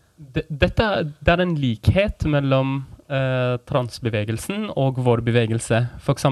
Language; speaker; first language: Norwegian; non-native, fluent; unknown